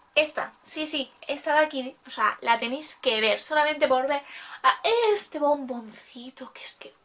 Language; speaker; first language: Spanish; native; Spanish